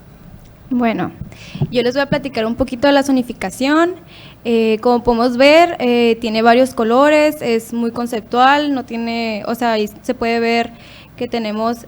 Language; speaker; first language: Spanish; native; Spanish